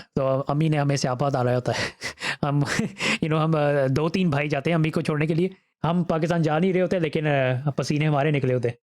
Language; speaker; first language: Urdu; native; Urdu